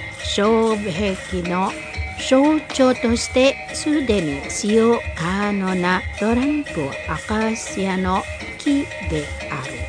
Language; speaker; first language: Japanese; non-native, learner; Indonesian